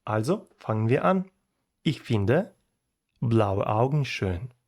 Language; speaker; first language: German; non-native, learner; Ukrainian